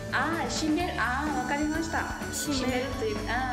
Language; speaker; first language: Japanese; non-native, fluent; Burmese